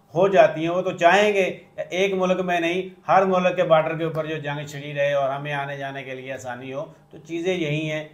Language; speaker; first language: Urdu; non-native, local second language; Punjabi